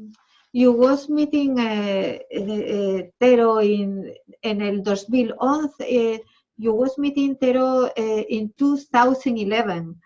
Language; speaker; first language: English; non-native, learner; Spanish